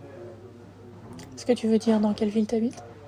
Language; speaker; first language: French; native; French